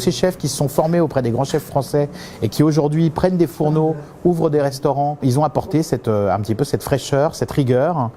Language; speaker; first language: French; native; French